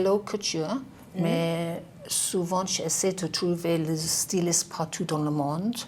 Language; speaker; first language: French; non-native, learner; English